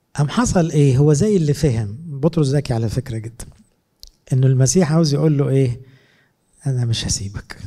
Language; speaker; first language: Arabic; native; Arabic